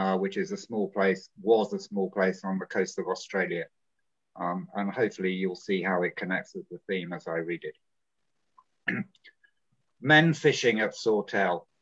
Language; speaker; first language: English; native; English